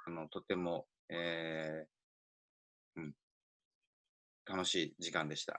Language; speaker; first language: Japanese; native; Japanese